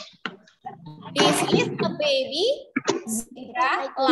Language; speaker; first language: English; non-native, fluent; Indonesian